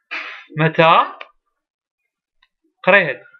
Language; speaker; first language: Arabic; native; Arabic